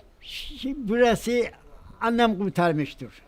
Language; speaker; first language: Turkish; non-native, local second language; Georgian